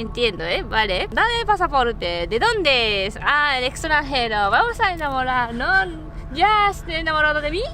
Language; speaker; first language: Spanish; non-native, fluent; Japanese